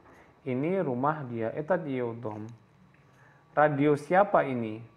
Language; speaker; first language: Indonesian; non-native, local second language; Javanese